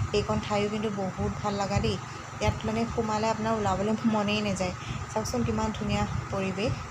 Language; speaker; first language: Assamese; native; Assamese